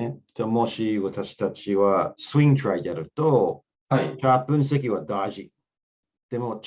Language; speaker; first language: Japanese; non-native, learner; English